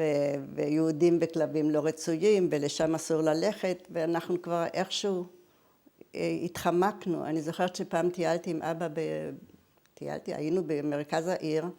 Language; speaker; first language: Hebrew; early bilingual, other home language; German